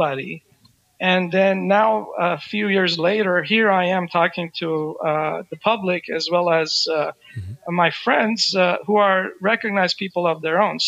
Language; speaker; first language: English; non-native, fluent; Persian